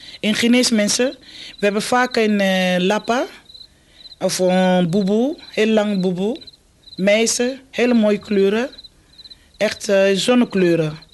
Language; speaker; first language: Dutch; non-native, fluent; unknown